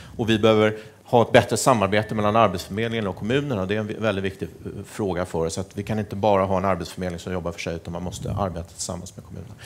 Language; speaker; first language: Swedish; native; Swedish